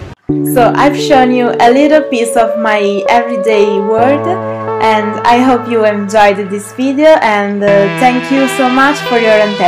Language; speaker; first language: English; non-native, learner; Italian